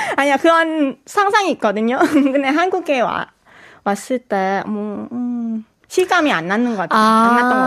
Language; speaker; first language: Korean; non-native, fluent; Thai